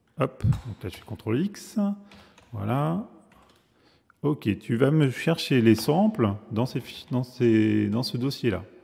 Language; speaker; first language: French; native; French